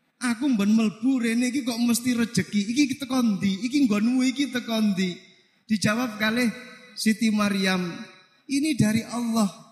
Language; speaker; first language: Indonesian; non-native, local second language; Javanese